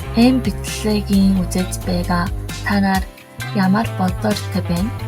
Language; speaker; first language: Mongolian; non-native, learner; Korean